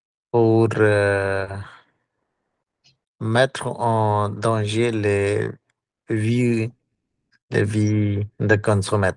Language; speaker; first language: French; non-native, learner; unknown